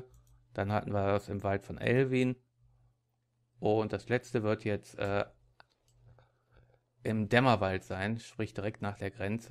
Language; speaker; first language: German; native; German